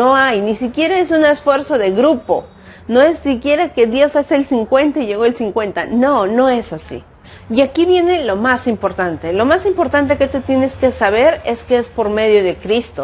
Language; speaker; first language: Spanish; native; Spanish